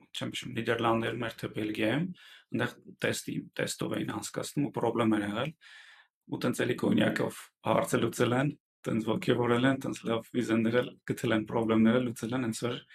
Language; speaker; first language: Armenian; native; Armenian